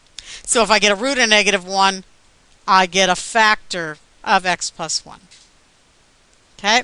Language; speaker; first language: English; native; English